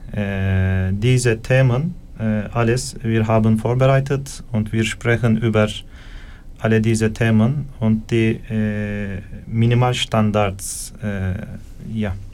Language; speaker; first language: German; non-native, learner; Turkish